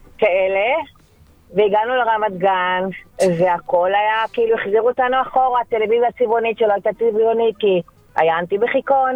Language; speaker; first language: Hebrew; early bilingual, other home language; French